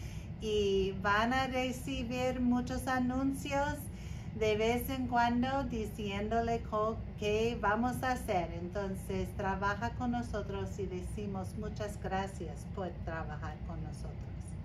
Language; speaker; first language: Spanish; non-native, learner; English